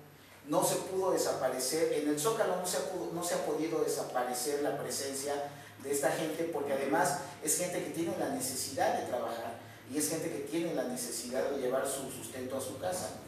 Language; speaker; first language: Spanish; native; Spanish